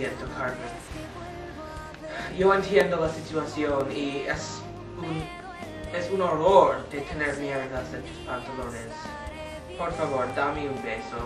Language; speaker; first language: Spanish; non-native, learner; English